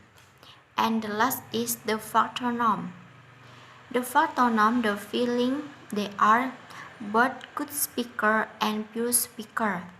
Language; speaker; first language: English; non-native, learner; Indonesian